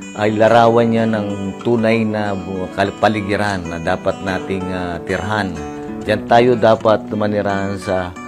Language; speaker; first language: Filipino; native; Filipino